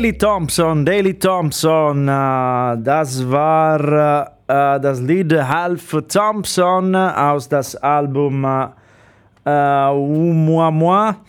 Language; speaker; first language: German; non-native, learner; Italian